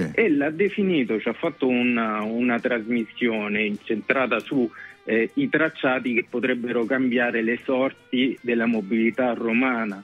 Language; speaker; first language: Italian; native; Italian